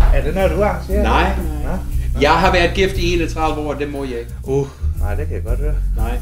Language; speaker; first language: Danish; non-native, fluent; English